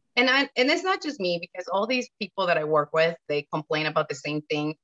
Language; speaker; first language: English; non-native, fluent; Spanish